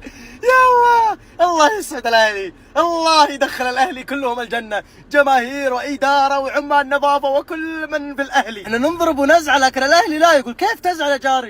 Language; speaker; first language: Arabic; native; Arabic